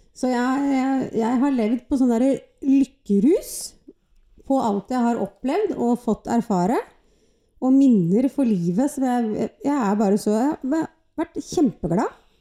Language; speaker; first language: Norwegian; native; Norwegian